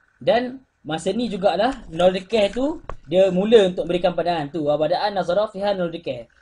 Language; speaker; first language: Malay; native; Malay